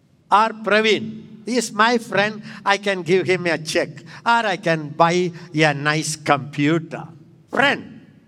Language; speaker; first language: English; non-native, local second language; Tamil